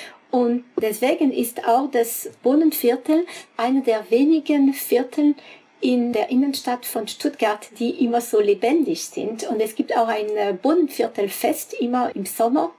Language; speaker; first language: German; non-native, fluent; French